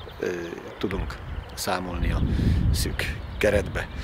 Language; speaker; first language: Hungarian; native; Hungarian